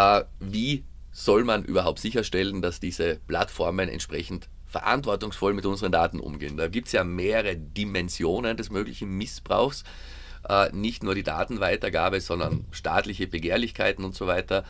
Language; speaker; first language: German; native; German